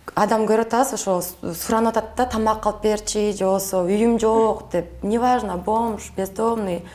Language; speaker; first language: Kyrgyz; non-native, local second language; Russian